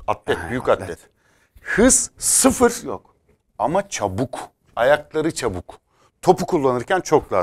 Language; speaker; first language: Turkish; native; Turkish